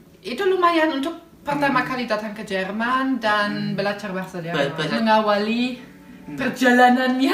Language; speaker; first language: Indonesian; non-native, fluent; German